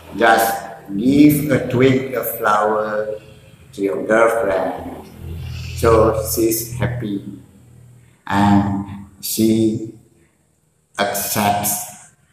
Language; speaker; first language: English; non-native, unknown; Balinese